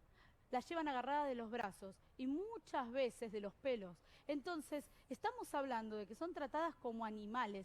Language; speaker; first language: Spanish; native; Spanish